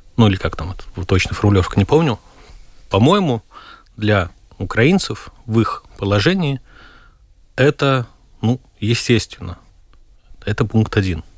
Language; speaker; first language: Russian; native; Russian